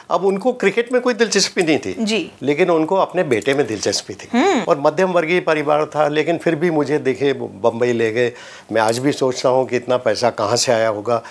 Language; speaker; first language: Hindi; native; Hindi